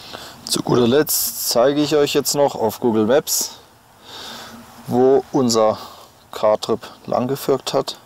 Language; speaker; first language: German; native; German